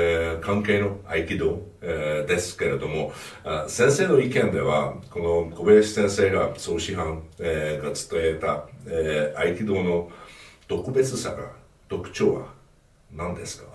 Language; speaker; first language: Japanese; non-native, fluent; Hungarian